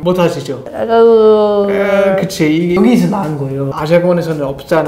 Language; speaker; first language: Korean; non-native, fluent; German